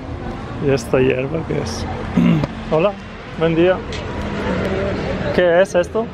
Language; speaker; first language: Spanish; non-native, fluent; Italian